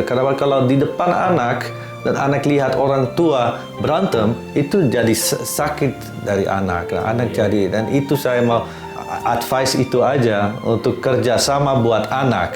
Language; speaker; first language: Indonesian; non-native, fluent; Dutch